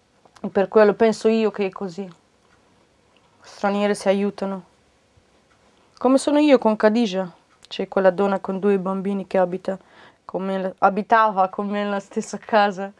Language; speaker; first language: Italian; non-native, fluent; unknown